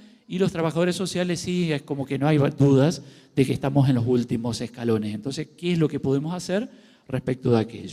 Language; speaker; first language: Spanish; native; Spanish